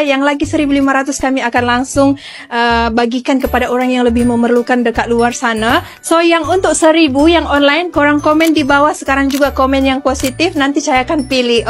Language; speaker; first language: Malay; native; Malay